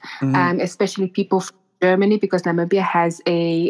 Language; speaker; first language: English; non-native, local second language; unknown